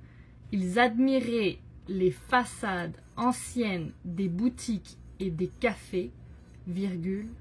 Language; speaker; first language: French; native; French